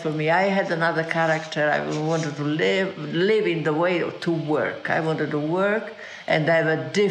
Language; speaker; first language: English; non-native, fluent; Italian